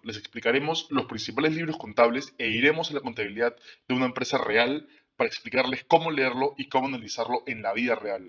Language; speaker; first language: Spanish; native; Spanish